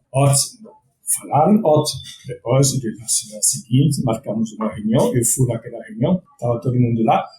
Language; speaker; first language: Portuguese; non-native, fluent; French